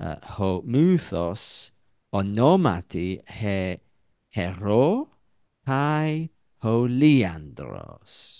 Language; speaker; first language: Greek; non-native, learner; English